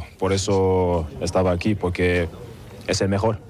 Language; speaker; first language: Spanish; non-native, fluent; German